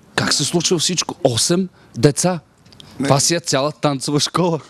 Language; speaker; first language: Bulgarian; native; Bulgarian